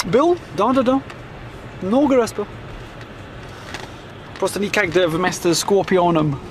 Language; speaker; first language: Russian; non-native, learner; English